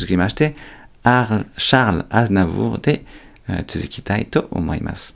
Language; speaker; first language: Japanese; non-native, fluent; French